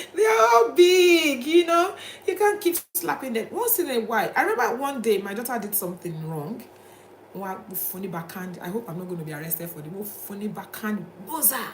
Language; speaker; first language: English; non-native, local second language; Yoruba